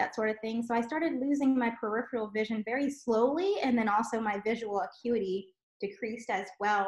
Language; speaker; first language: English; native; English